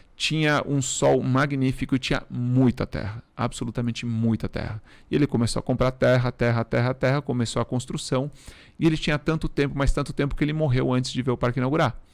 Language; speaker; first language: Portuguese; early bilingual, other home language; Spanish